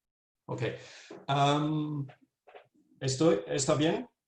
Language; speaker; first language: Spanish; non-native, fluent; English